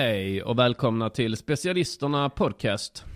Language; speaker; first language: Swedish; native; Swedish